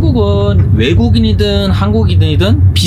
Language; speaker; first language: Korean; native; Korean